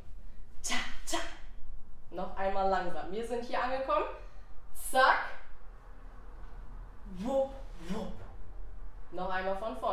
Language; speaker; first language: German; native; German